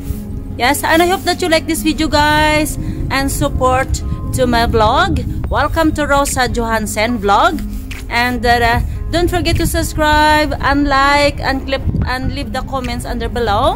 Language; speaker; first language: English; non-native, learner; Filipino